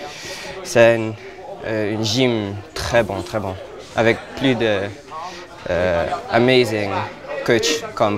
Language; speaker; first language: French; early bilingual, heritage; French